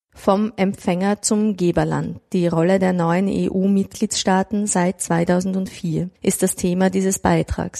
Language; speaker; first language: German; native; German